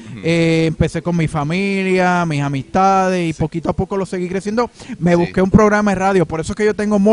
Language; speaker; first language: Spanish; native; Spanish